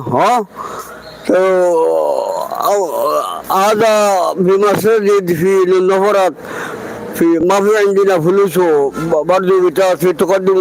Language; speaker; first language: Arabic; non-native, learner; Bangla